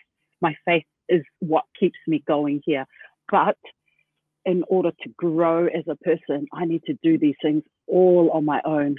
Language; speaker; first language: English; native; English